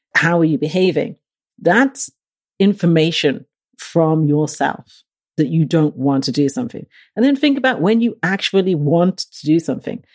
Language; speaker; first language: English; native; English